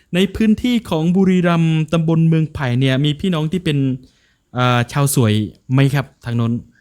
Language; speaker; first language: Thai; non-native, local second language; Northern Khmer